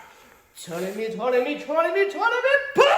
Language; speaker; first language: Russian; non-native, learner; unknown